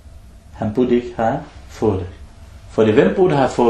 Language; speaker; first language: Danish; early bilingual, other home language; Arabic